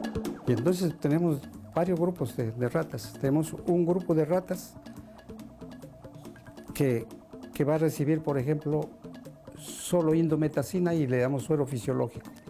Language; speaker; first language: Spanish; native; Spanish